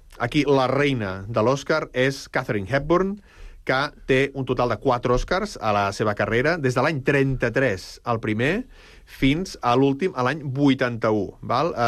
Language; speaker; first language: Catalan; native; Catalan